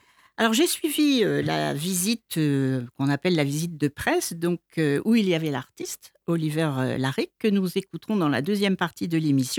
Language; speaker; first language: French; native; French